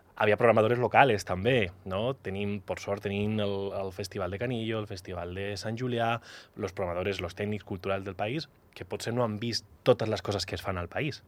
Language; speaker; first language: Catalan; non-native, local second language; Spanish